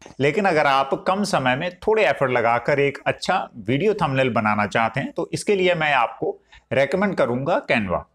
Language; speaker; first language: Hindi; native; Hindi